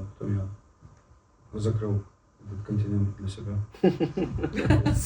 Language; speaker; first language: Russian; native; Russian